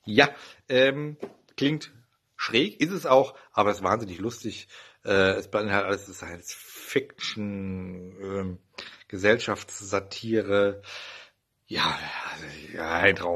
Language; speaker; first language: German; native; German